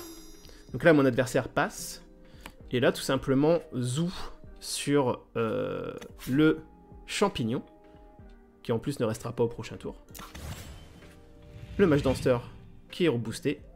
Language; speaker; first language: French; native; French